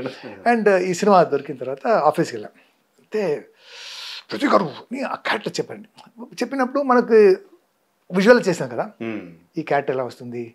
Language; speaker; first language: Telugu; non-native, fluent; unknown